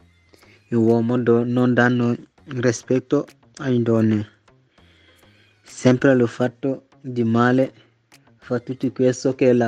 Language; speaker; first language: Italian; non-native, learner; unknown